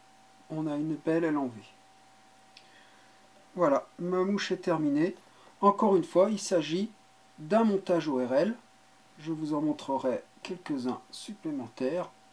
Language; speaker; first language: French; native; French